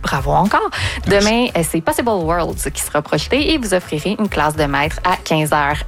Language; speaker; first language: French; native; French